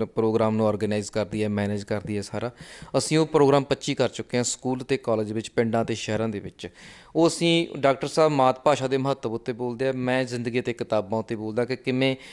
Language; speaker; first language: Punjabi; native; Punjabi